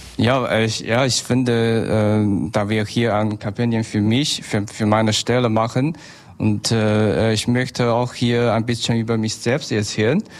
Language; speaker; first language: German; non-native, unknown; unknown